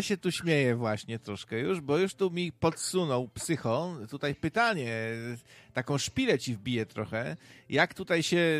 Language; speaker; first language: Polish; native; Polish